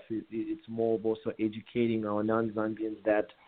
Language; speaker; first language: English; non-native, local second language; Bemba